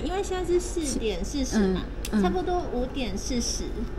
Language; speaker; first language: Chinese; native; Chinese